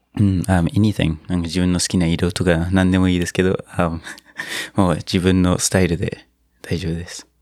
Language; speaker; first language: Japanese; non-native, fluent; English